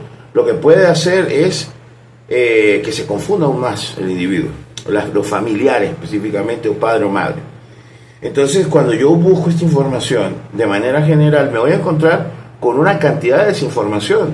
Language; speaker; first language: Spanish; native; Spanish